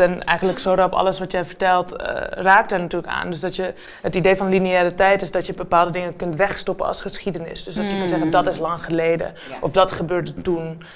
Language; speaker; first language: Dutch; native; Dutch